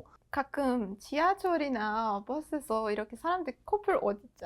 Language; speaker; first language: Korean; non-native, learner; Persian